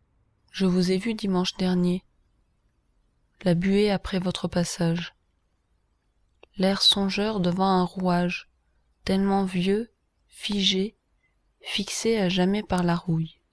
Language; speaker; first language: French; native; French